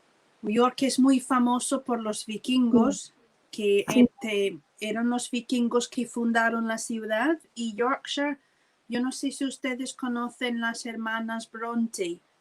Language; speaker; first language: Spanish; non-native, fluent; English